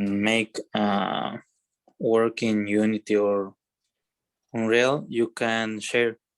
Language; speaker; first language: English; non-native, learner; Spanish